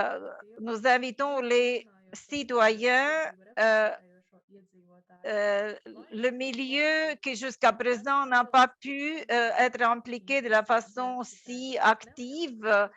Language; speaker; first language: French; non-native, fluent; Latvian